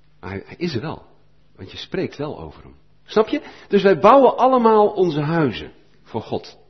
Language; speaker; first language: Dutch; native; Dutch